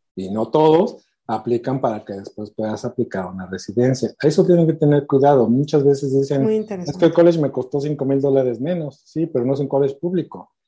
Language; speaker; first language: Spanish; native; Spanish